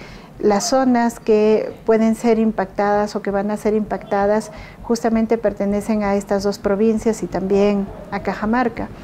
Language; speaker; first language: Spanish; native; Spanish